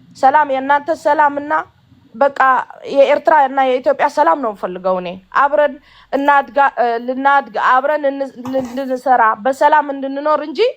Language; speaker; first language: Amharic; non-native, fluent; Tigrinya